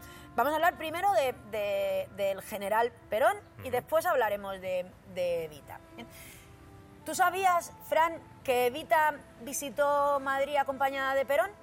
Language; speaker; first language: Spanish; native; Spanish